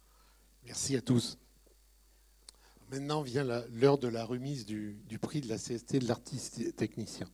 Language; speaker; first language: French; native; French